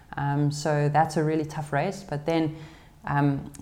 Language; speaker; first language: English; native; English